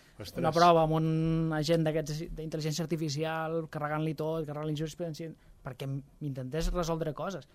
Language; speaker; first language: Catalan; native; Catalan